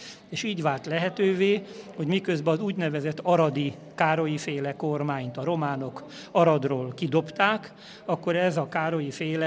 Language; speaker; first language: Hungarian; native; Hungarian